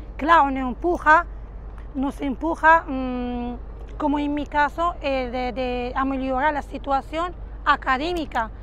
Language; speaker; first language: Spanish; non-native, fluent; Arabic